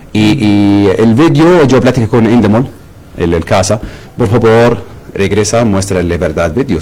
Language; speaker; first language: Spanish; non-native, learner; Arabic